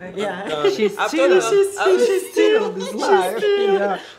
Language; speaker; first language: English; non-native, learner; Polish